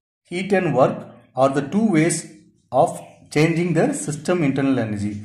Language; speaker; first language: English; non-native, local second language; Tamil